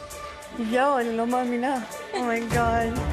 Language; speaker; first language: Hebrew; non-native, fluent; Greek